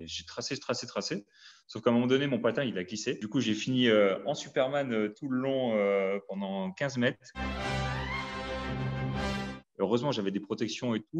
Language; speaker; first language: French; native; French